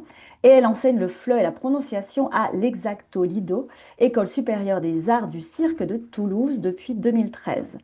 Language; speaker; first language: French; native; French